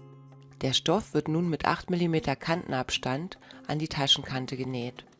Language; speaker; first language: German; native; German